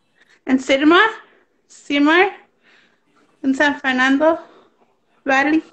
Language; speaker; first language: Spanish; early bilingual, heritage; Spanish